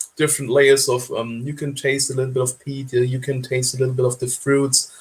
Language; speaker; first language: English; non-native, fluent; German